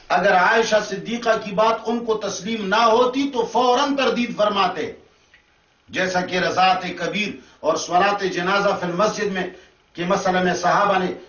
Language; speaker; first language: Urdu; non-native, local second language; Pashto